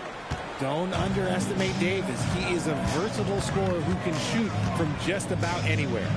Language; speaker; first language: English; native; English